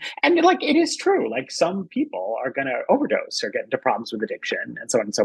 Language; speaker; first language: English; native; English